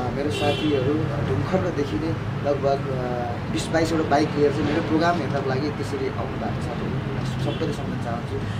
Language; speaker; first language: Nepali; non-native, local second language; Eastern Tamang